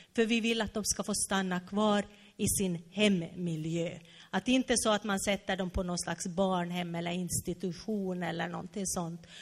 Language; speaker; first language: Swedish; native; Swedish